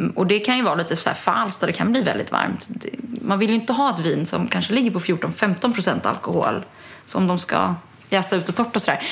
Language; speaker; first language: Swedish; early bilingual, other home language; German